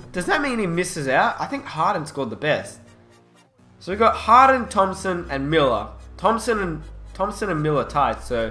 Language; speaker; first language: English; native; English